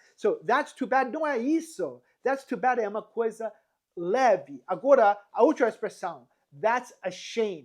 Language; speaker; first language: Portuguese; non-native, fluent; English